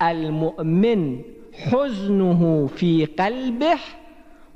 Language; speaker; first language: Arabic; native; Arabic